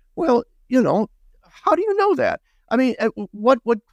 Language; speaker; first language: English; native; English